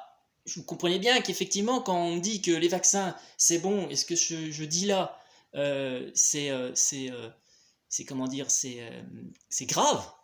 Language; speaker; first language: French; native; French